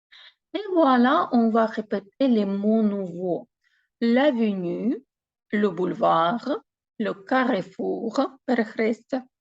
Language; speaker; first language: French; non-native, fluent; Ukrainian